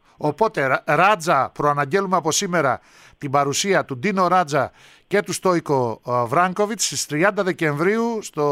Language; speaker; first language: Greek; native; Greek